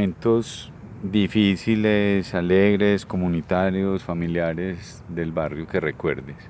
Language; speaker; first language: Spanish; native; Spanish